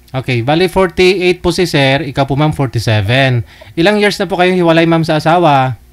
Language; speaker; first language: Filipino; non-native, local second language; Hiligaynon